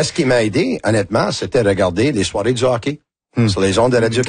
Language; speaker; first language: French; non-native, local second language; Italian